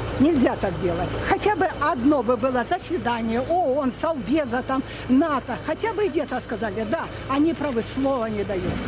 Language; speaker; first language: Russian; native; Russian